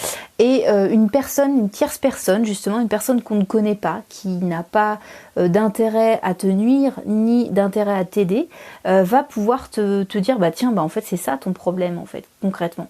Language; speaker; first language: French; native; French